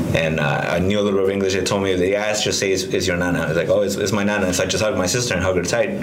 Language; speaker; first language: English; early bilingual, other home language; Spanish